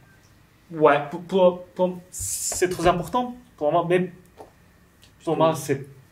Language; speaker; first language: French; non-native, learner; Japanese